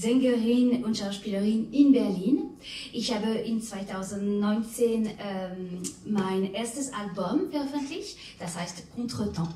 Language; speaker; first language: German; non-native, fluent; French